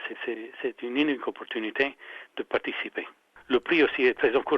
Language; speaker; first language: French; non-native, fluent; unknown